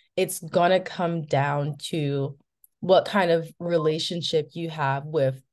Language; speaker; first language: English; native; English